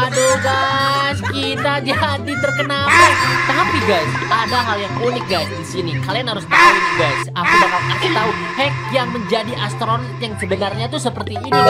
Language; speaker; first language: Indonesian; native; Indonesian